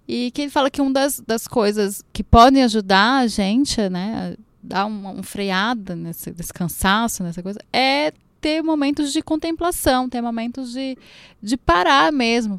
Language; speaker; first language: Portuguese; native; Portuguese